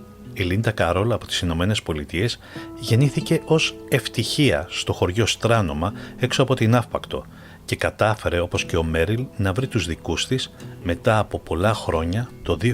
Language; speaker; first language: Greek; native; Greek